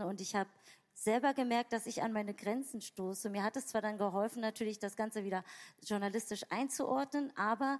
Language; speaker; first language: German; native; German